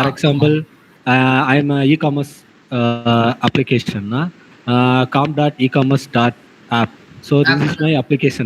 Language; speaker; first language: Tamil; native; Tamil